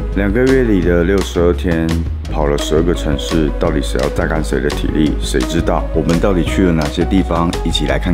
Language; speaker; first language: Chinese; native; Chinese